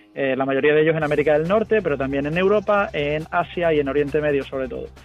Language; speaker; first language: Spanish; native; Spanish